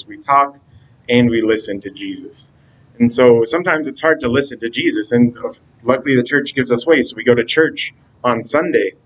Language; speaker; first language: English; native; English